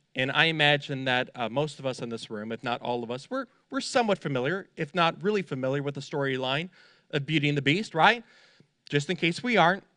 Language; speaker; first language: English; native; English